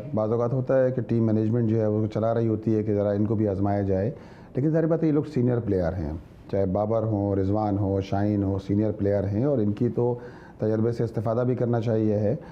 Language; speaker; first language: Urdu; native; Urdu